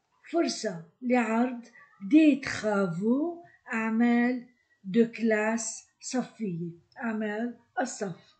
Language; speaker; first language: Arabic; native; Arabic